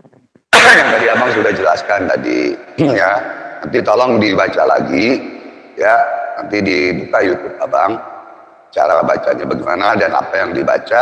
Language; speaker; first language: Indonesian; native; Indonesian